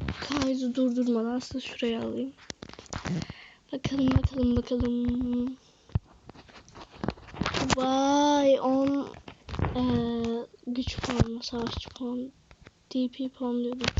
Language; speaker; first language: Turkish; native; Turkish